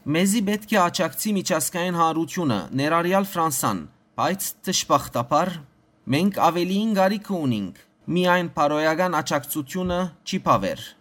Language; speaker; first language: Armenian; early bilingual, heritage; Armenian